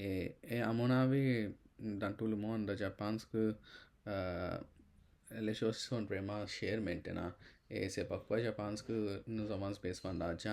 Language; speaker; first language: French; non-native, learner; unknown